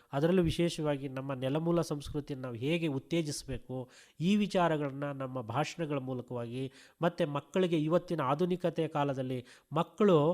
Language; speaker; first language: Kannada; native; Kannada